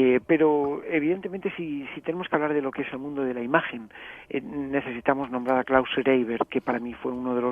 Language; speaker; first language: Spanish; native; Spanish